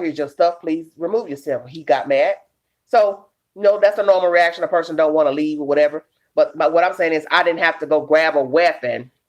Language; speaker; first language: English; native; English